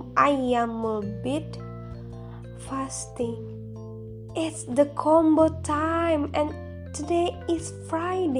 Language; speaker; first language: English; non-native, learner; Indonesian